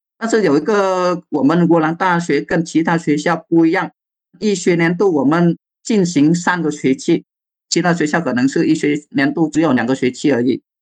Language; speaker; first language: Chinese; non-native, fluent; Vietnamese